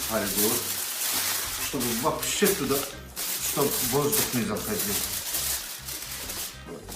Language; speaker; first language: Russian; non-native, local second language; Azerbaijani